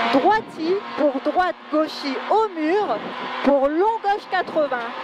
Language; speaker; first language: French; native; French